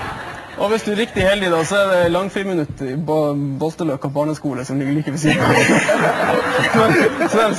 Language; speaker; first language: Norwegian; native; Norwegian